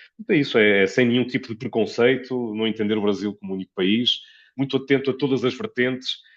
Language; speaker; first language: Portuguese; native; Portuguese